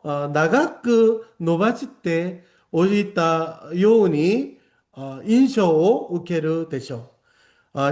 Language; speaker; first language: Japanese; non-native, fluent; Korean